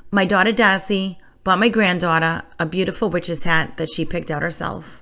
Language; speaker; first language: English; native; English